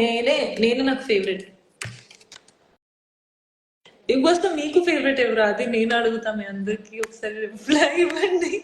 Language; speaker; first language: Telugu; non-native, local second language; Odia